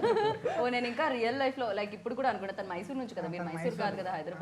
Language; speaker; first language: Telugu; native; Telugu